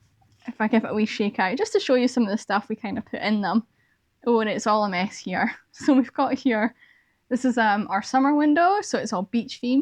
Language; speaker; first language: English; native; English